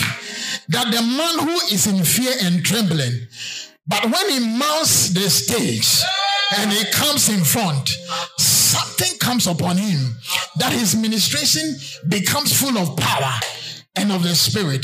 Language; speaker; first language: English; non-native, local second language; Akan